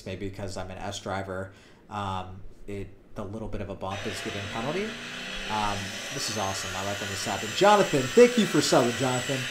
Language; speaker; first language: English; native; English